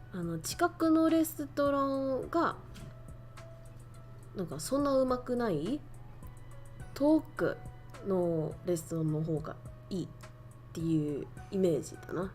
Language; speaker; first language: Japanese; non-native, fluent; Vietnamese